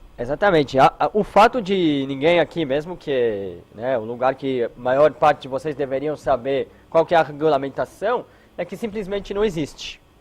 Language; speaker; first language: Portuguese; early bilingual, heritage; Hebrew